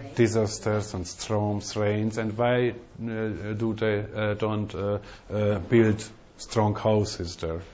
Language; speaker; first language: English; non-native, fluent; Hungarian